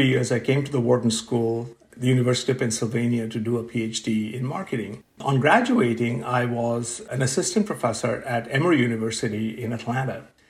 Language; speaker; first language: English; non-native, local second language; Bangla